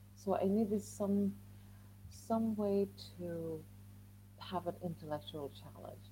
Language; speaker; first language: English; non-native, fluent; Swedish